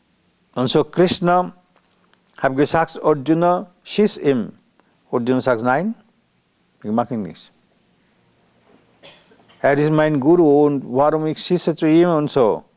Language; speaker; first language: German; non-native, learner; Bangla